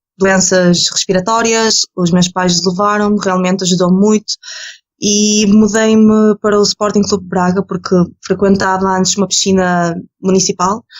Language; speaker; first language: Portuguese; early bilingual, other home language; Ukrainian